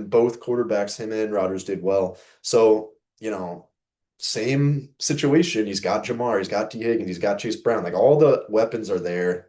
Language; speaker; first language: English; native; English